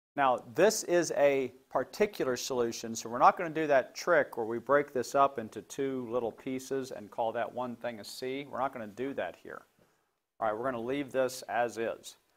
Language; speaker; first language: English; native; English